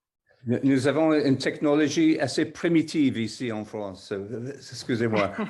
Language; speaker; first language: French; non-native, fluent; English